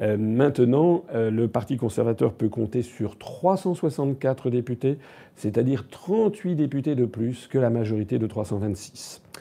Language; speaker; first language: French; native; French